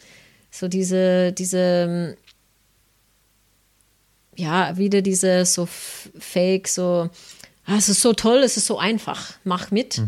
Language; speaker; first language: German; non-native, fluent; English